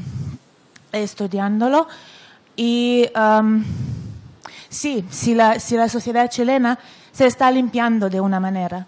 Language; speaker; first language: Spanish; non-native, fluent; Slovenian